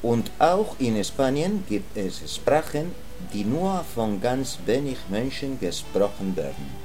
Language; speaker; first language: German; non-native, learner; Spanish